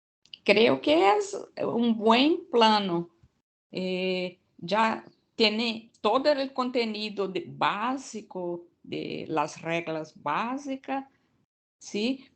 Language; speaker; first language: Spanish; non-native, learner; Portuguese